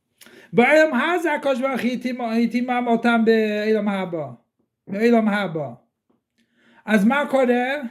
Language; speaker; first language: Hebrew; non-native, fluent; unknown